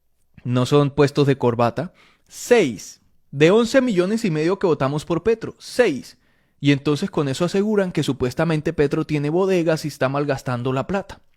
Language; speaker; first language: Spanish; native; Spanish